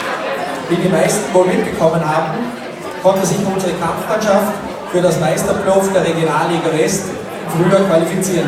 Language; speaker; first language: German; native; German